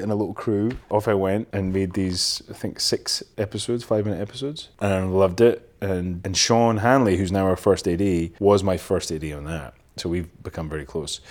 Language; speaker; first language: English; native; English